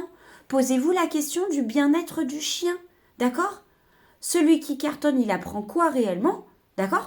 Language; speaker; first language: French; native; French